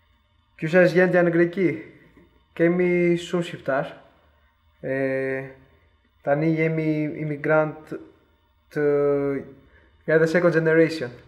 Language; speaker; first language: Albanian; early bilingual, heritage; Albanian